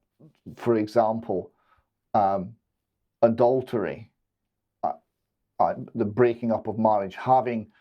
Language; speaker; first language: English; native; English